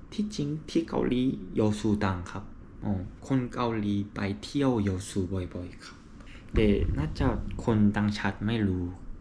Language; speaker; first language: Thai; non-native, learner; Korean